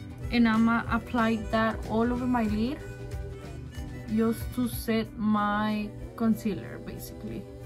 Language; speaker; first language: English; early bilingual, other home language; Spanish